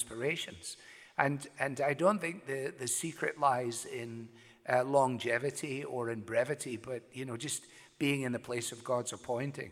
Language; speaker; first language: English; native; English